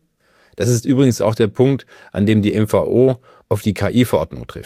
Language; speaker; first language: German; native; German